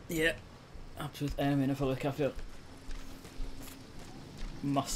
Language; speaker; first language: Norwegian; native; Norwegian